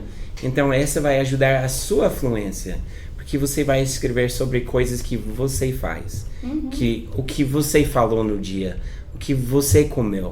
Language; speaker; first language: Portuguese; non-native, fluent; English